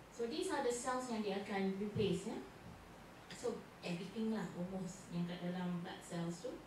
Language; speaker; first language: English; non-native, local second language; Malay